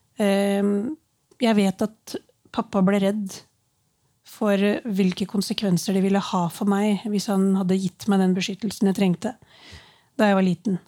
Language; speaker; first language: Norwegian; early bilingual, other home language; Urdu